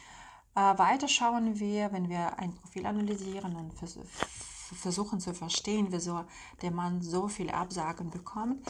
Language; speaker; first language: German; non-native, fluent; Russian